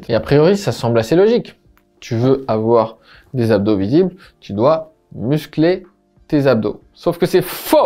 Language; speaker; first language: French; native; French